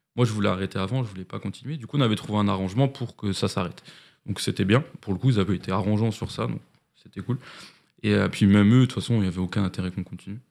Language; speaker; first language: French; native; French